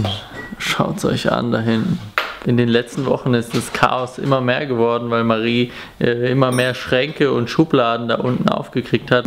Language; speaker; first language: German; native; German